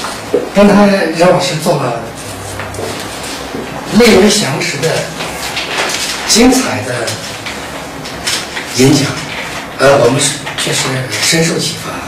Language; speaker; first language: Chinese; native; Chinese